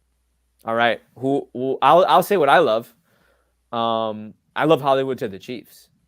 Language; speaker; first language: English; native; English